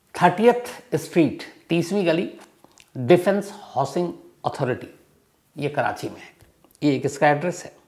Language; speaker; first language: Hindi; native; Hindi